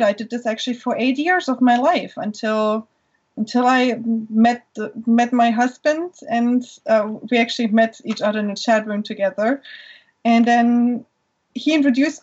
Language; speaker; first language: English; non-native, fluent; German